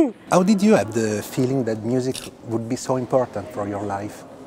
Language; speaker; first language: English; non-native, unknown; Italian